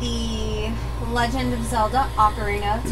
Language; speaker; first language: English; native; English